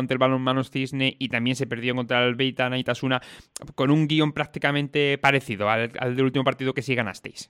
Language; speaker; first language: Spanish; native; Spanish